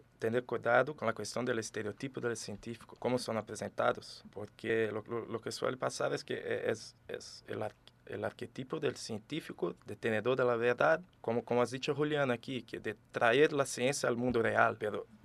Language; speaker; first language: Spanish; non-native, fluent; Portuguese